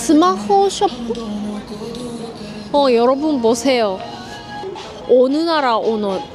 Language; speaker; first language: Korean; non-native, learner; Japanese